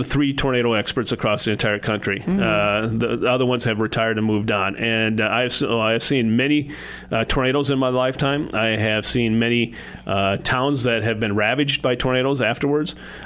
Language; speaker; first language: English; native; English